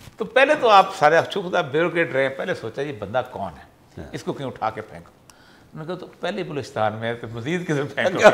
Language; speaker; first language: Urdu; non-native, local second language; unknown